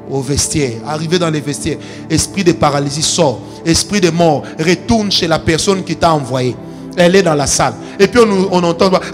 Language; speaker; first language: French; non-native, local second language; Lingala